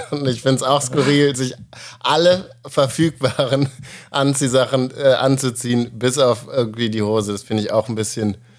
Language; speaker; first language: German; native; German